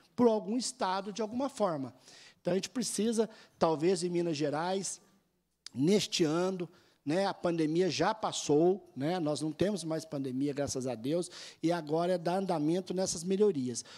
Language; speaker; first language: Portuguese; native; Portuguese